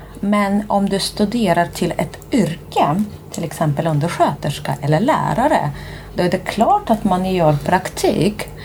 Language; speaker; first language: Swedish; non-native, fluent; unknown